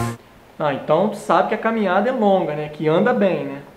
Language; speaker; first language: Portuguese; native; Portuguese